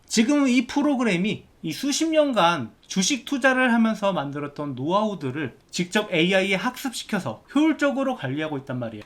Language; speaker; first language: Korean; native; Korean